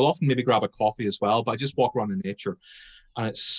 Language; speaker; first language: English; native; English